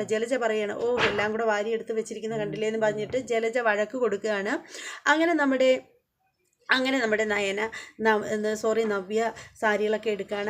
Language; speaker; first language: Malayalam; native; Malayalam